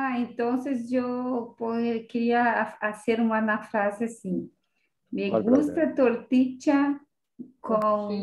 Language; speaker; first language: Spanish; non-native, learner; Portuguese